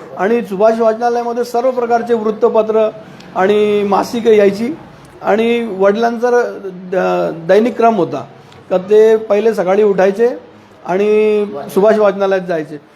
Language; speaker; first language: Marathi; non-native, local second language; Urdu